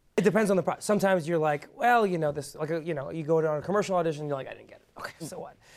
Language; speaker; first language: English; early bilingual, other home language; Persian